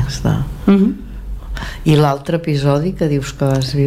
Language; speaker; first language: Catalan; native; Catalan